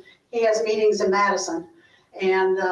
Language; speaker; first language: English; native; English